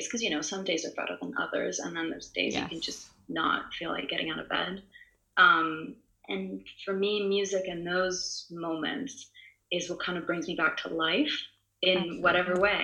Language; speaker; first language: English; non-native, fluent; Italian